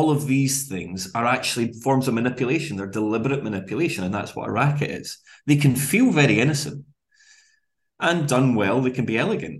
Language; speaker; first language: English; native; English